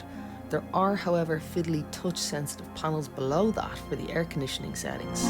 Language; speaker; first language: English; native; English